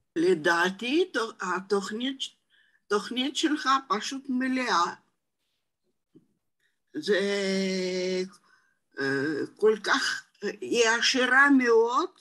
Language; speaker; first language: Hebrew; non-native, fluent; Russian